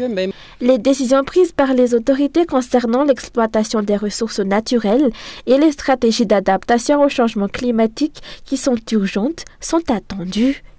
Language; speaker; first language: French; non-native, local second language; Malagasy